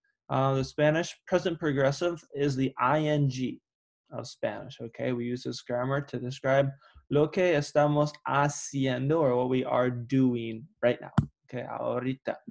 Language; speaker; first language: English; native; English